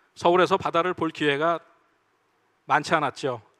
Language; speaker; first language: Korean; native; Korean